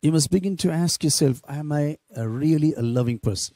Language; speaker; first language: English; non-native, local second language; Tamil